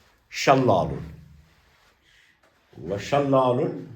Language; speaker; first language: Arabic; non-native, fluent; Urdu